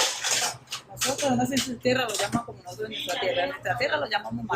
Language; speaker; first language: Spanish; native; Spanish